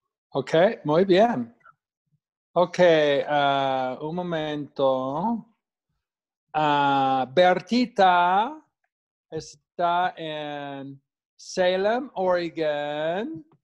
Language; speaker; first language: Spanish; non-native, fluent; English